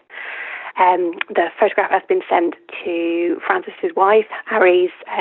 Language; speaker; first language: English; native; English